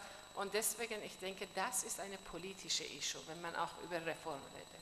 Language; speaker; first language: German; non-native, fluent; Persian